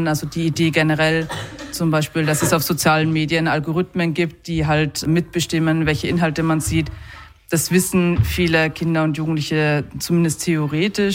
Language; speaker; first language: German; native; German